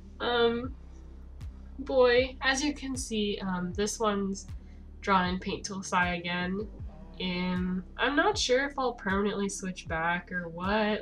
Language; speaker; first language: English; native; English